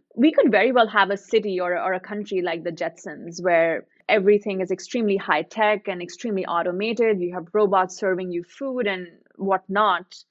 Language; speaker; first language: English; non-native, local second language; Hindi